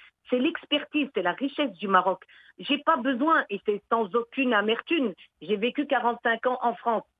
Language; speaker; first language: French; early bilingual, other home language; Arabic